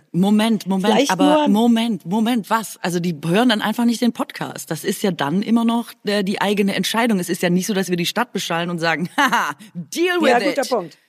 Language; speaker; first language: German; non-native, local second language; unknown